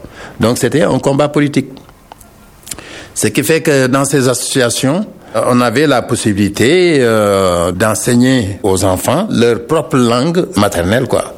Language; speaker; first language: French; non-native, local second language; Wolof